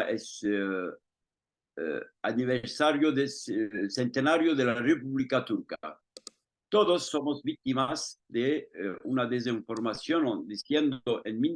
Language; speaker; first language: Spanish; non-native, fluent; Turkish